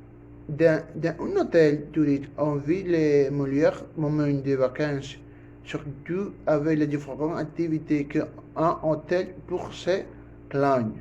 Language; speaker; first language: French; non-native, learner; Spanish